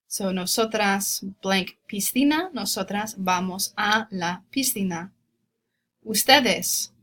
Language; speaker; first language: Spanish; non-native, fluent; English